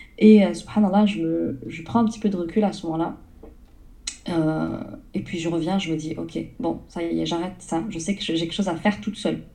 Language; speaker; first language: French; early bilingual, other home language; Arabic